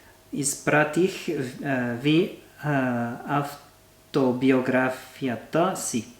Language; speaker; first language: Bulgarian; non-native, learner; French